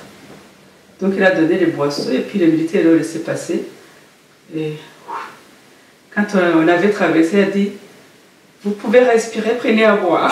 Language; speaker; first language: French; non-native, local second language; Kinyarwanda